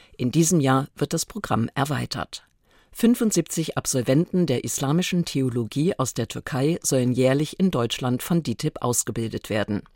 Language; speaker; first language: German; native; German